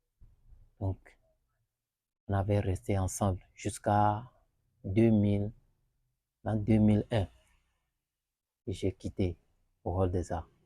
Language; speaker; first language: French; non-native, learner; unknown